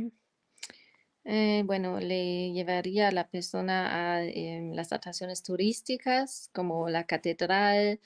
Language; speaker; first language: Spanish; non-native, fluent; German